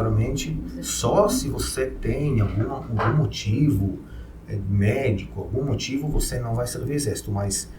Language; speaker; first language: Portuguese; non-native, fluent; Hebrew